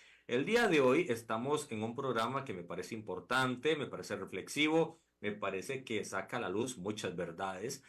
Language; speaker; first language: Spanish; native; Spanish